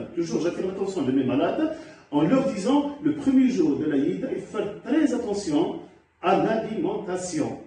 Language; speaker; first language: French; non-native, local second language; Arabic